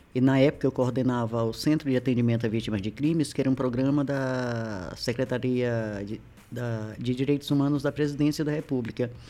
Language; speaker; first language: Portuguese; native; Portuguese